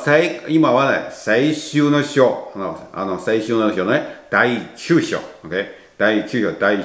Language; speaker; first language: Japanese; non-native, learner; Chinese